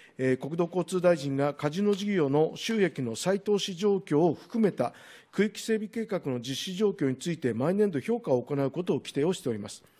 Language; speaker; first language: Japanese; native; Japanese